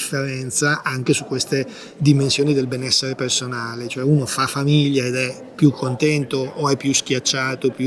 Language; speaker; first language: Italian; native; Italian